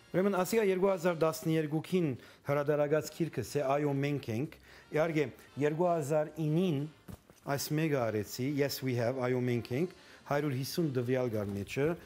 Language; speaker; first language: Armenian; early bilingual, heritage; Armenian